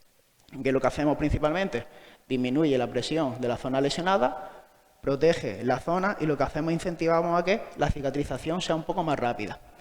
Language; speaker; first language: Spanish; native; Spanish